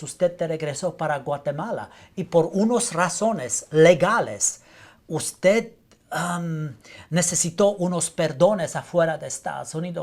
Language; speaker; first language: Spanish; non-native, learner; English